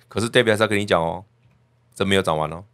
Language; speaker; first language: Chinese; native; Chinese